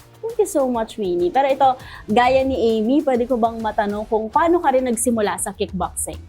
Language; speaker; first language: Filipino; native; Filipino